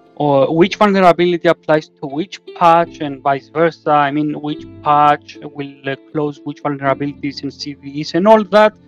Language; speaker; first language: English; non-native, fluent; Greek